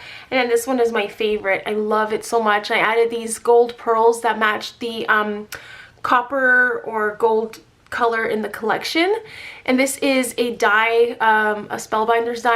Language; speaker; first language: English; native; English